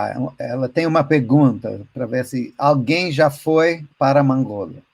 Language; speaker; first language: Portuguese; non-native, fluent; English